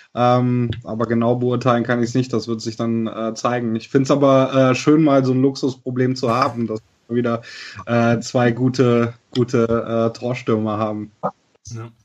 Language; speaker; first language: German; native; German